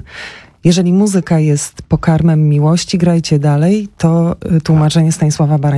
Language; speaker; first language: Polish; native; Polish